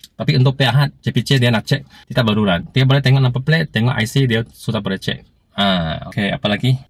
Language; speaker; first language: Malay; non-native, local second language; Chinese